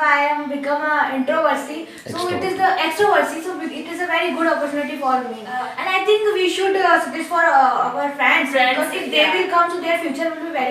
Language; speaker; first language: English; non-native, learner; Hindi